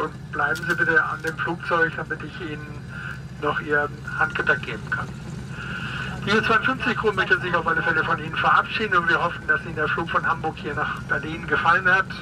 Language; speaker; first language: German; native; German